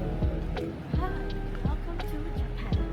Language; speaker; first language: English; non-native, learner; Filipino